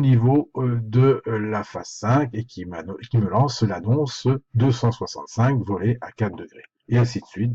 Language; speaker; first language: French; native; French